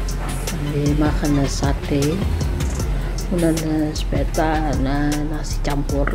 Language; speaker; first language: German; non-native, learner; Indonesian